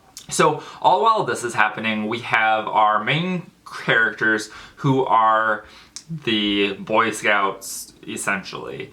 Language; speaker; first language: English; native; English